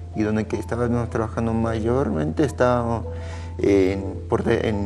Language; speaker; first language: Spanish; native; Spanish